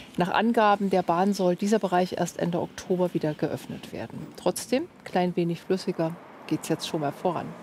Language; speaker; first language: German; native; German